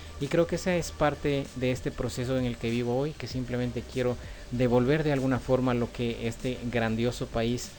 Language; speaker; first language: Spanish; native; Spanish